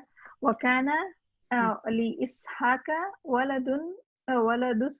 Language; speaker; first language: Arabic; non-native, learner; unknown